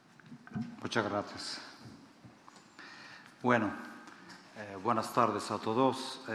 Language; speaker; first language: Spanish; non-native, fluent; Arabic